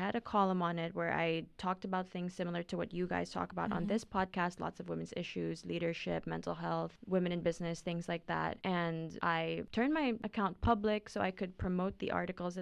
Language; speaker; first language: English; non-native, local second language; Filipino